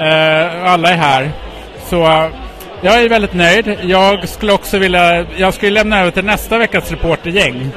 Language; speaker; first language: Swedish; native; Swedish